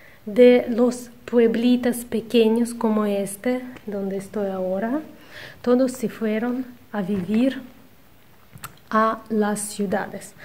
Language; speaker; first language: Spanish; non-native, fluent; Russian